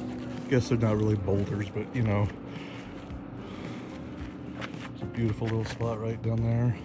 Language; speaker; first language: English; native; English